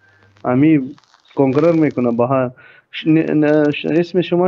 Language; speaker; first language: Persian; non-native, learner; Urdu